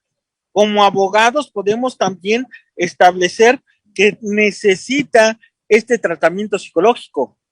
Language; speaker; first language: Spanish; native; Spanish